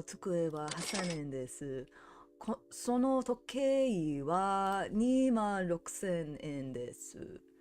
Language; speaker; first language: Japanese; non-native, learner; English